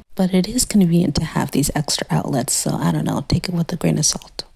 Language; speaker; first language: English; native; English